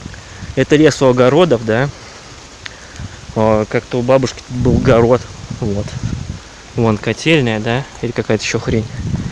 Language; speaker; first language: Russian; native; Russian